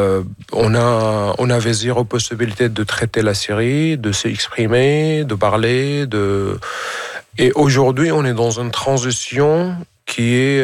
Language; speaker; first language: French; non-native, fluent; Arabic